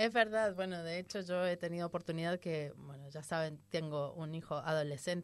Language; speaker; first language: Spanish; native; Spanish